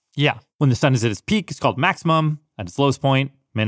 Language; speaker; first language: English; native; English